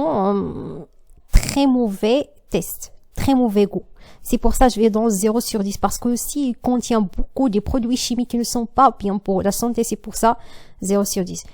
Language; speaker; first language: French; non-native, learner; Arabic